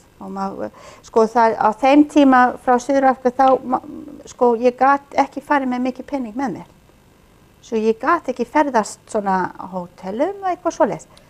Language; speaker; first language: Icelandic; non-native, fluent; English